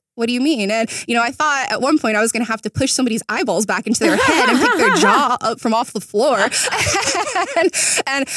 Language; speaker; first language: English; native; English